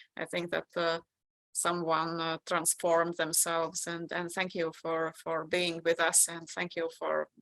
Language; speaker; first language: English; non-native, fluent; Latvian